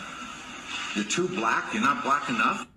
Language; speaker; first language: English; native; English